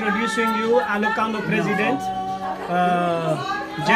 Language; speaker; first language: English; non-native, learner; Hindi